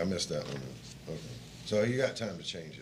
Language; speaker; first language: English; native; English